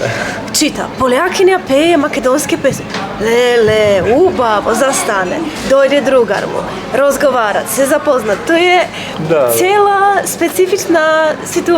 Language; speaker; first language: Macedonian; non-native, learner; Polish